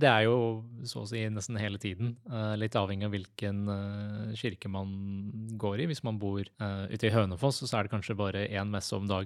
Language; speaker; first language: Norwegian; native; Norwegian